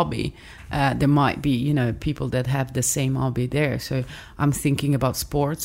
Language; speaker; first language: English; non-native, fluent; Italian